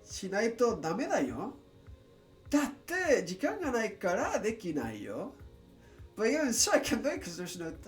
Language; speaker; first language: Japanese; non-native, learner; English